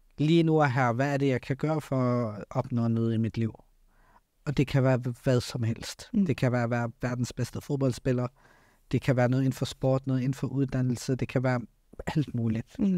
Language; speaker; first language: Danish; early bilingual, other home language; Arabic